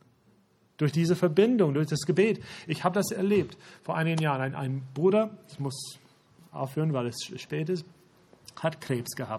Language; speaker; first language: German; non-native, fluent; English